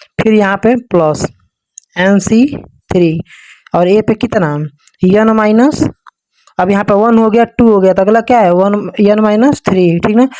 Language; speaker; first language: Hindi; native; Hindi